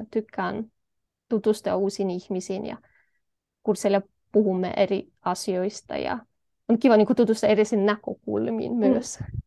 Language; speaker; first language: Finnish; non-native, fluent; Polish